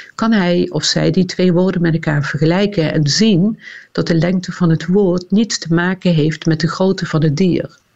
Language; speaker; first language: Dutch; native; Dutch